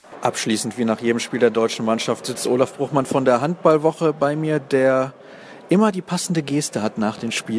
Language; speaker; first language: German; native; German